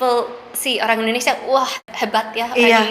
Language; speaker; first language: Indonesian; early bilingual, heritage; Indonesian